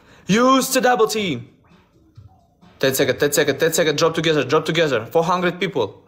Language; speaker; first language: English; non-native, learner; Russian